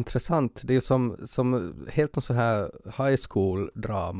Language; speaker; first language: Swedish; native; Swedish